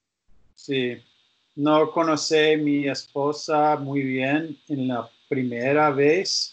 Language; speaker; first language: Spanish; non-native, learner; English